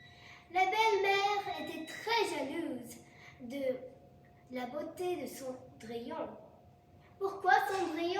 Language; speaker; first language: French; non-native, learner; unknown